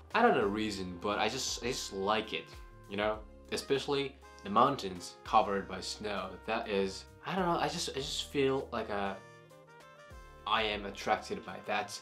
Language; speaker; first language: English; non-native, fluent; Japanese